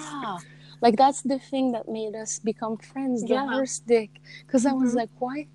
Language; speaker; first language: English; non-native, fluent; French